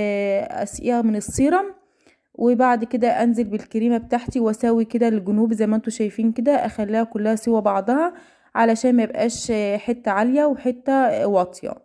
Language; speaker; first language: Arabic; native; Arabic